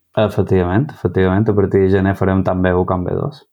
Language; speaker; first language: Catalan; native; Catalan